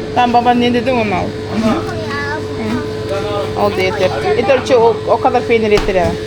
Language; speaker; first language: Turkish; non-native, learner; Kazakh